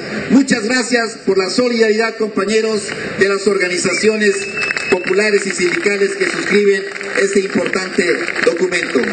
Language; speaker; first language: Spanish; native; Spanish